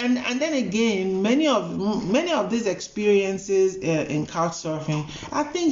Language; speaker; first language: English; non-native, local second language; Yoruba